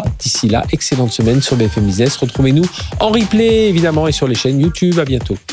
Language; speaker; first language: French; native; French